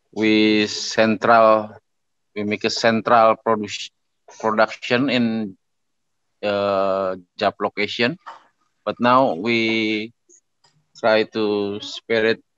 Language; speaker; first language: English; non-native, learner; Indonesian